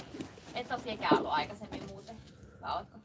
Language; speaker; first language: Finnish; native; Finnish